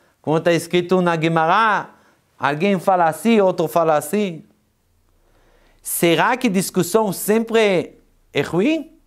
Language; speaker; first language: Portuguese; non-native, fluent; Hebrew